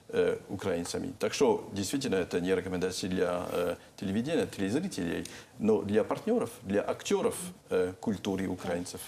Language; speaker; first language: Russian; non-native, fluent; French